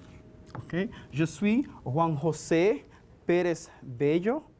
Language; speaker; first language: French; non-native, fluent; Spanish